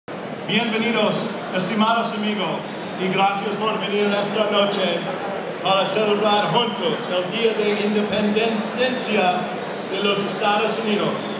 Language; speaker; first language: Spanish; non-native, fluent; English